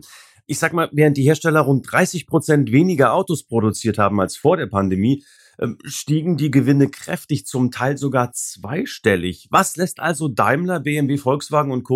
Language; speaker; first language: German; native; German